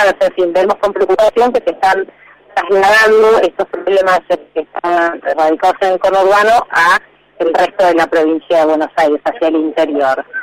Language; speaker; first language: Spanish; native; Spanish